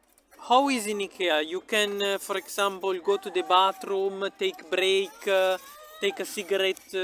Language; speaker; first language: English; non-native, local second language; Italian